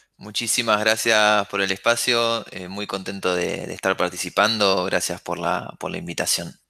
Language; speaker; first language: Spanish; native; Spanish